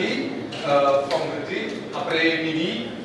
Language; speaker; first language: French; non-native, learner; Indonesian